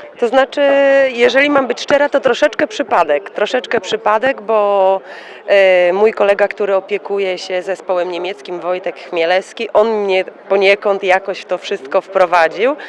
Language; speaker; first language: Polish; native; Polish